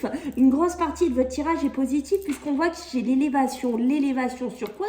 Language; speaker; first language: French; native; French